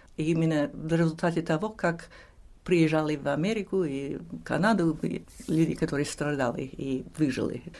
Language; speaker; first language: Russian; non-native, fluent; English